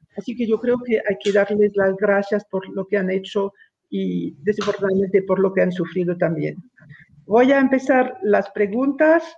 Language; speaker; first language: Spanish; non-native, fluent; French